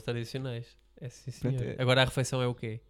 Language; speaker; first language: Portuguese; native; Portuguese